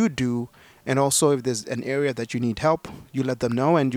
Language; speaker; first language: English; non-native, local second language; Shona